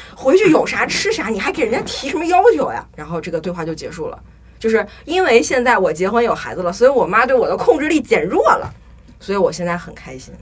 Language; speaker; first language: Chinese; native; Chinese